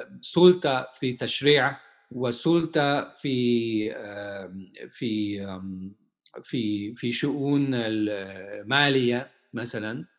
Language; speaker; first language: Arabic; non-native, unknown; Hungarian